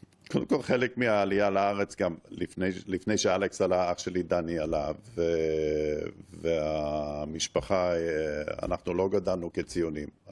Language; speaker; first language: Hebrew; non-native, fluent; English